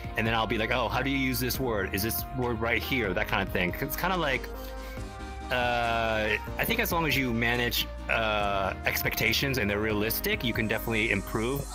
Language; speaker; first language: English; native; English